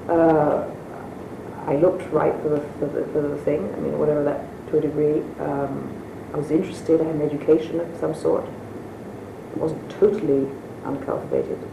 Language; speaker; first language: English; native; English